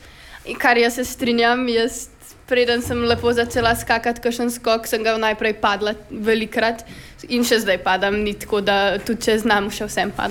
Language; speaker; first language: Slovenian; native; Slovenian